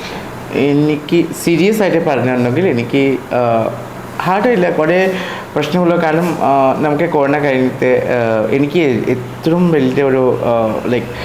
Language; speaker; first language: Malayalam; non-native, learner; Assamese